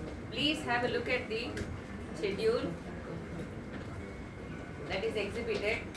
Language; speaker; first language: English; non-native, local second language; Telugu